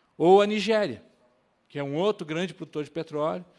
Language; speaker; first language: Portuguese; native; Portuguese